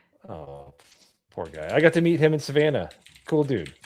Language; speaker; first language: English; native; English